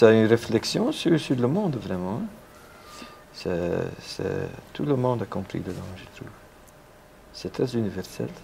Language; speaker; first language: French; non-native, local second language; Dutch